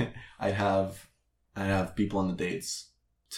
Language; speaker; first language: English; non-native, fluent; Russian